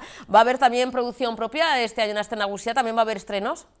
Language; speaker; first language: Spanish; native; Spanish